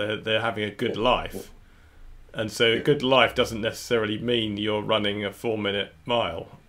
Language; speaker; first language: English; native; English